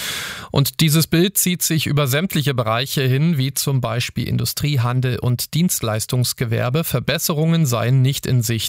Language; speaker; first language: German; native; German